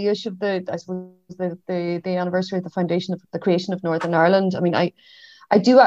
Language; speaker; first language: English; native; English